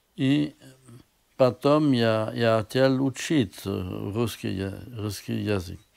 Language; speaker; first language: Russian; non-native, learner; French